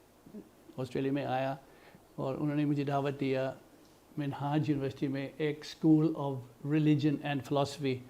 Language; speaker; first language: Hindi; non-native, fluent; English